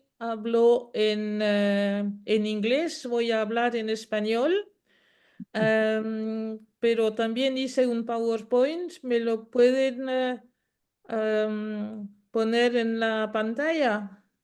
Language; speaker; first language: Spanish; non-native, fluent; French